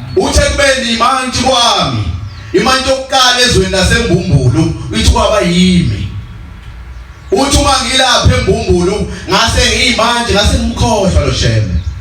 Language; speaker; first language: Zulu; native; Zulu